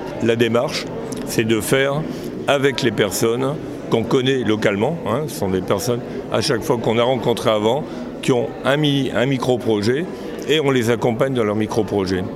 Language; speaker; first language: French; native; French